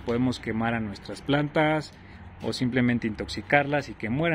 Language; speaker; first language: Spanish; native; Spanish